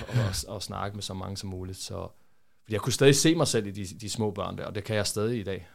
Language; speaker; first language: Danish; early bilingual, other home language; Portuguese